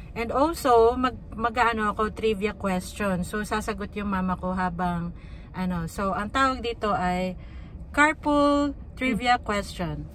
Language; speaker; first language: Filipino; native; Filipino